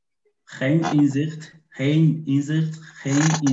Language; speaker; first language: Dutch; non-native, learner; Turkish